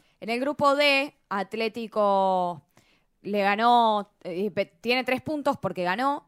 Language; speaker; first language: Spanish; native; Spanish